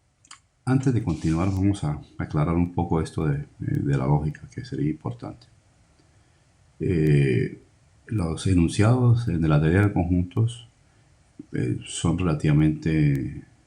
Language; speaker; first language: Spanish; native; Spanish